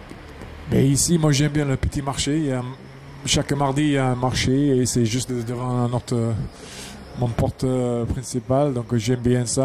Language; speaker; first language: French; non-native, fluent; English